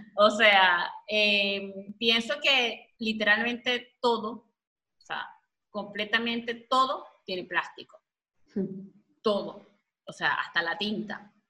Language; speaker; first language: Spanish; native; Spanish